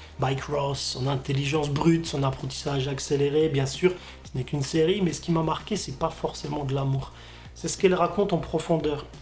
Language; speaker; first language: French; non-native, fluent; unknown